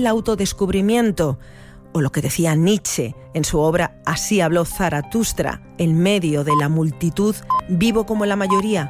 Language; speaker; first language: Spanish; native; Spanish